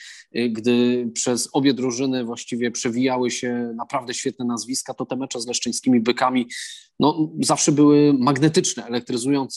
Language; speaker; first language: Polish; native; Polish